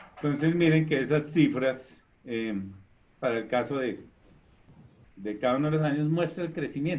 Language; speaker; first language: Spanish; native; Spanish